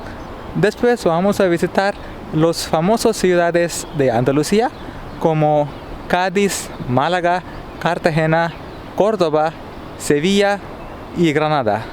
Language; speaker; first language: Spanish; non-native, learner; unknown